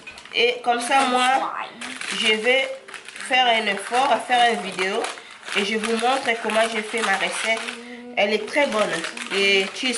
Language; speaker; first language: French; non-native, local second language; Lingala